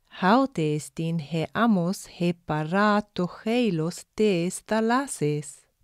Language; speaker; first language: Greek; non-native, fluent; English